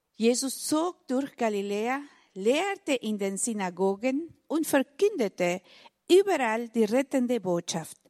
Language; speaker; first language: German; non-native, fluent; Spanish